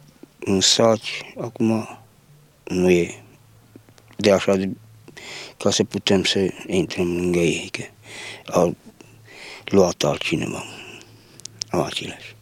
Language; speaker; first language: Romanian; non-native, local second language; Hungarian